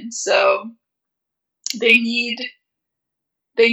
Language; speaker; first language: English; native; English